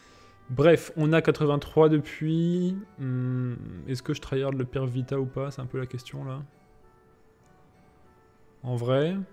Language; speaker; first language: French; native; French